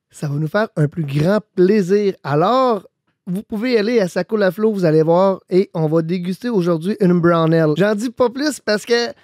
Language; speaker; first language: French; native; French